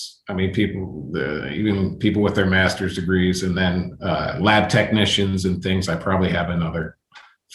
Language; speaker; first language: English; native; English